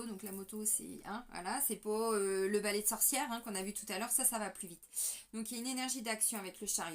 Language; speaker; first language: French; native; French